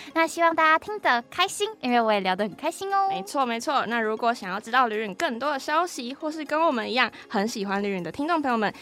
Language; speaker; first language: Chinese; native; Chinese